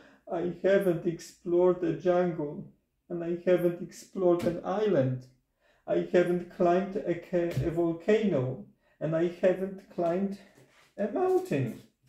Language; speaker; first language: English; non-native, fluent; Polish